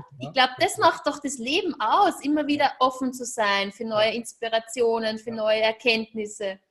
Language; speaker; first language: German; native; German